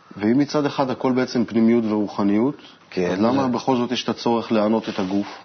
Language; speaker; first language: Hebrew; native; Hebrew